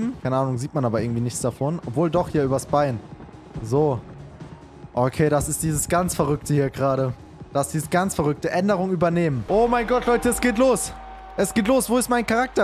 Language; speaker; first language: German; native; German